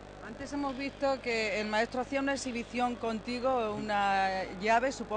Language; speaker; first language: Spanish; native; Spanish